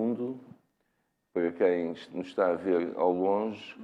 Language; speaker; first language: Portuguese; native; Portuguese